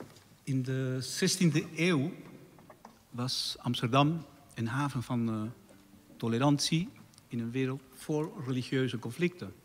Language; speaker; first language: Dutch; non-native, fluent; Spanish